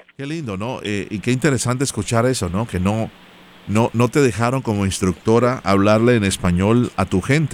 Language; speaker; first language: Spanish; native; Spanish